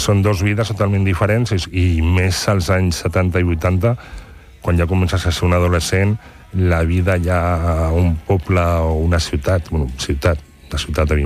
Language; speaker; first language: Catalan; non-native, local second language; Spanish